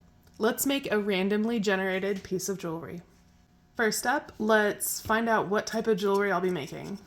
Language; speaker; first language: English; native; English